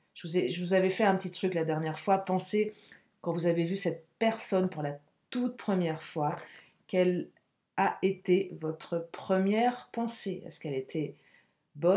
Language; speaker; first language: French; native; French